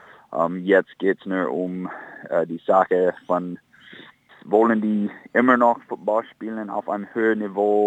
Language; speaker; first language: German; non-native, fluent; English